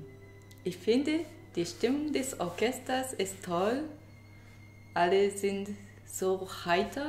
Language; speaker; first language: German; non-native, fluent; Japanese